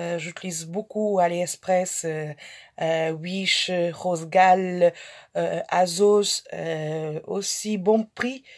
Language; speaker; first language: French; non-native, fluent; Portuguese